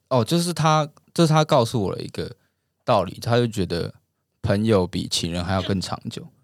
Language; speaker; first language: Chinese; native; Chinese